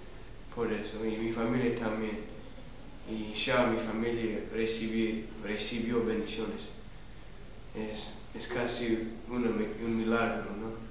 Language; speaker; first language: Spanish; non-native, learner; English